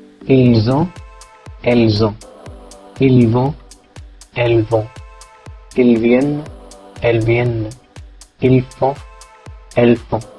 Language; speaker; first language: French; non-native, fluent; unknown